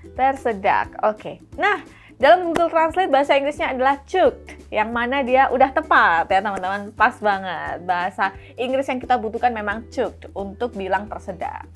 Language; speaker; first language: Indonesian; native; Indonesian